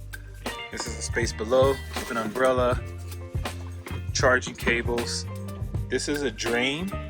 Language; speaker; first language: English; native; English